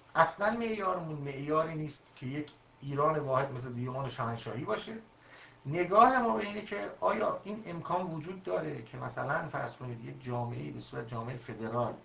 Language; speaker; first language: Persian; non-native, local second language; Azerbaijani